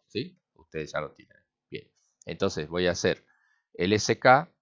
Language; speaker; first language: Spanish; native; Spanish